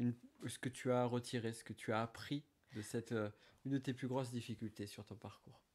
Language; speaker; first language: French; native; French